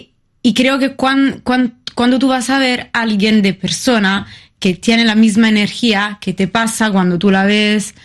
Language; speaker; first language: Spanish; non-native, fluent; Italian